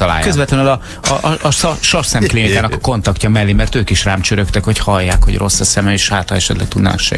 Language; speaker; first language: Hungarian; native; Hungarian